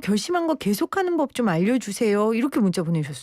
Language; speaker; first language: Korean; native; Korean